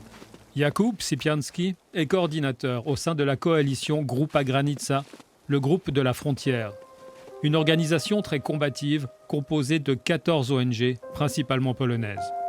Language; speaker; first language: French; native; French